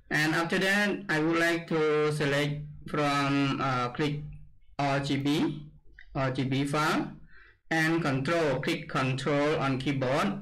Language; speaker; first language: English; non-native, learner; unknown